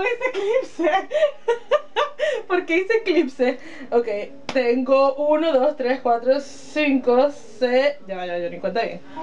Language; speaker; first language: Spanish; native; Spanish